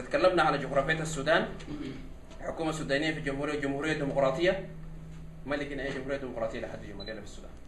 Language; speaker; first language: Arabic; non-native, local second language; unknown